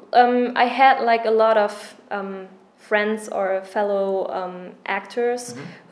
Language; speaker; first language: English; non-native, fluent; German